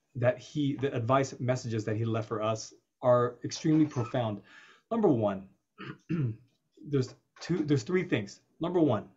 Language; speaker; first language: English; native; English